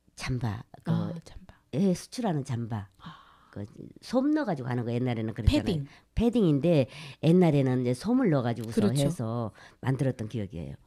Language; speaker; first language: Korean; native; Korean